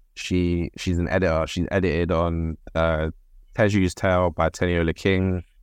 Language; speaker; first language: English; native; English